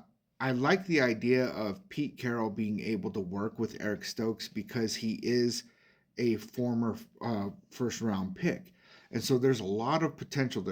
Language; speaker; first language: English; native; English